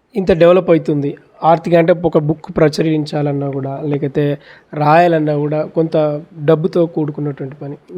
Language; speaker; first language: Telugu; native; Telugu